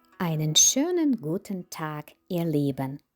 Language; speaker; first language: German; non-native, fluent; Ukrainian